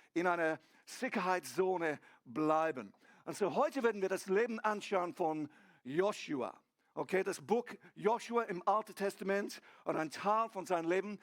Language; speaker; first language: German; non-native, fluent; English